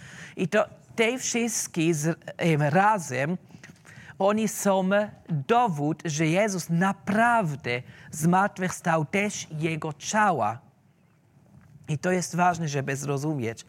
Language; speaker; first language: Polish; non-native, learner; German